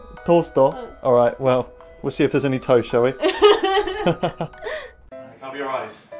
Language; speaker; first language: English; native; English